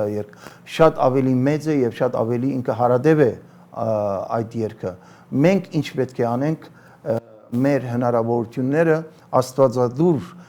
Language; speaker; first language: Armenian; early bilingual, heritage; Armenian